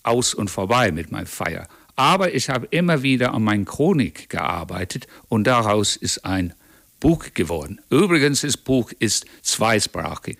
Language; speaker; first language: German; non-native, fluent; English